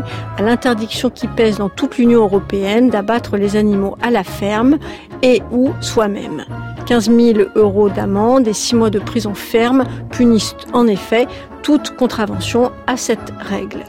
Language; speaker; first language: French; native; French